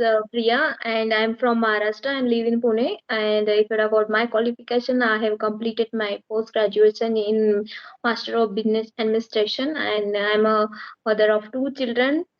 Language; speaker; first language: English; non-native, learner; Marathi